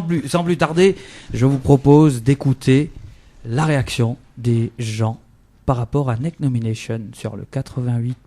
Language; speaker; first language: French; native; French